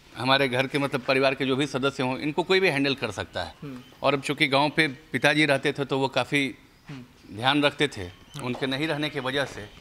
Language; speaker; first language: Hindi; native; Hindi